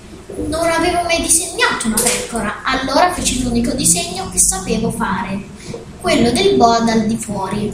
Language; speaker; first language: Italian; native; Italian